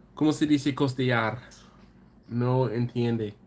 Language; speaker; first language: Spanish; non-native, learner; English